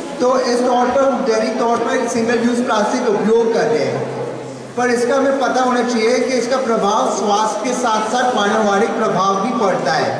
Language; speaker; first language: Hindi; native; Hindi